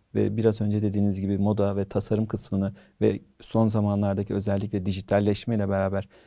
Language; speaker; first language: Turkish; native; Turkish